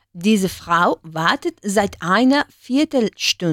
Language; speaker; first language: German; non-native, learner; Spanish